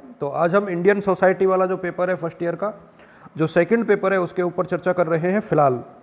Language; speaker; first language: Hindi; native; Hindi